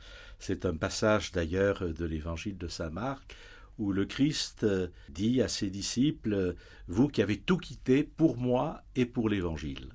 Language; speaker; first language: French; native; French